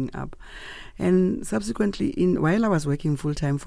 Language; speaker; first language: English; non-native, local second language; Tswana